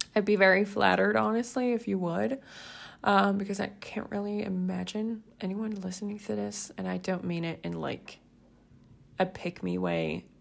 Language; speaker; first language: English; non-native, fluent; Swiss German